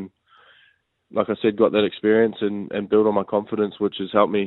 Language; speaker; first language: English; native; English